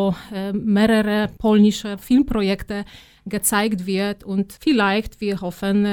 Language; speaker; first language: German; non-native, fluent; Polish